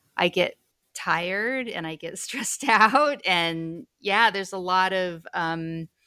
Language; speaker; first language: English; native; English